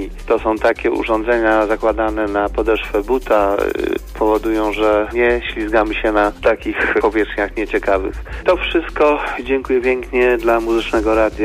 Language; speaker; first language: Polish; native; Polish